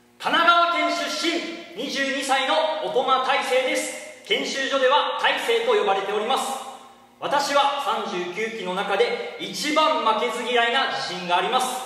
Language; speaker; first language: Japanese; native; Japanese